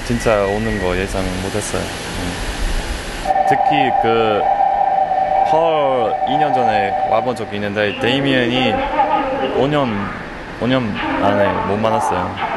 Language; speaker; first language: Korean; non-native, learner; English